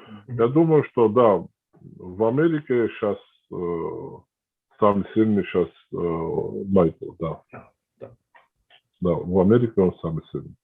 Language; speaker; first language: Russian; non-native, fluent; Georgian